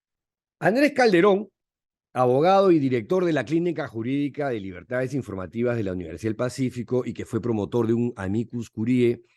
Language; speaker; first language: Spanish; native; Spanish